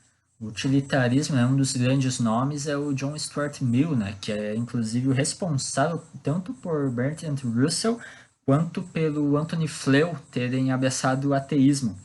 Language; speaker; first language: Portuguese; native; Portuguese